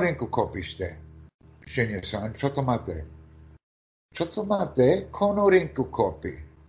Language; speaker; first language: Japanese; non-native, learner; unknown